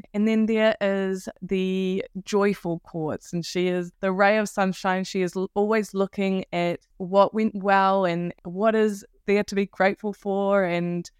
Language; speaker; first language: English; native; English